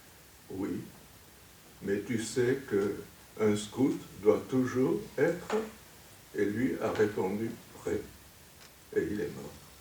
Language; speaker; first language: French; native; French